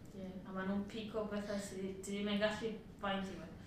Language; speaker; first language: Welsh; non-native, learner; Spanish